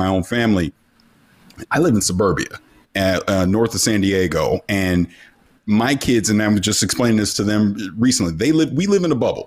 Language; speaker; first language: English; native; English